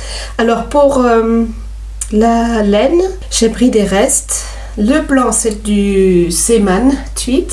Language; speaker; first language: French; native; French